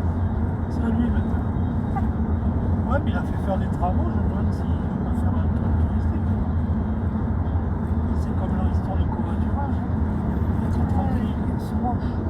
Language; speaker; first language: French; native; French